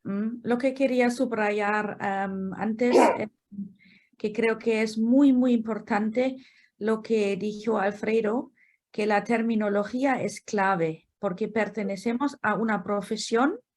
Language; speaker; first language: Spanish; non-native, fluent; German